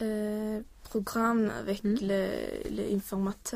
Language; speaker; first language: French; non-native, learner; Swedish